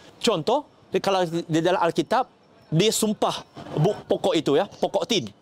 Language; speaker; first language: Malay; non-native, local second language; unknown